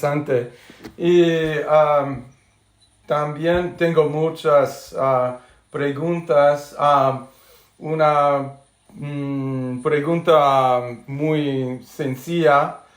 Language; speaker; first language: Spanish; non-native, fluent; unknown